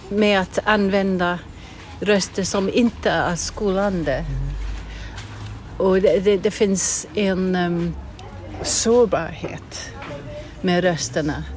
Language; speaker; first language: Swedish; non-native, fluent; English